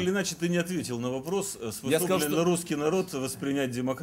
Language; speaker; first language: Russian; native; Russian